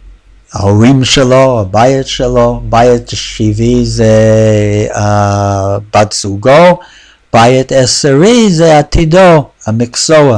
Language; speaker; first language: Hebrew; non-native, fluent; English